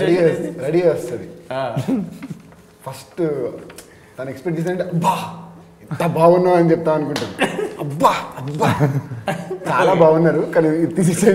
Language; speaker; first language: Telugu; native; Telugu